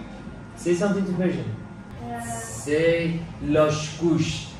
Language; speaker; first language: English; non-native, learner; Persian